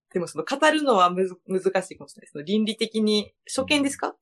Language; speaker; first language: Japanese; early bilingual, other home language; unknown